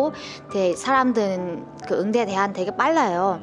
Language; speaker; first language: Korean; non-native, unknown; Vietnamese